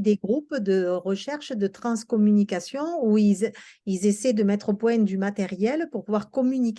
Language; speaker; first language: French; native; French